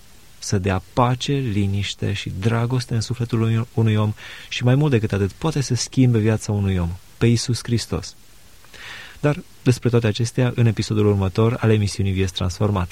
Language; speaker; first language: Romanian; native; Romanian